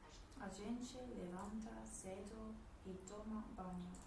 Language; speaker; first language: Portuguese; non-native, learner; Dutch